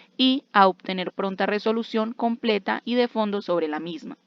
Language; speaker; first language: Spanish; native; Spanish